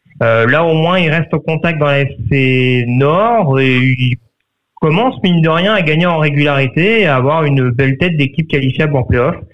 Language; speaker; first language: French; native; French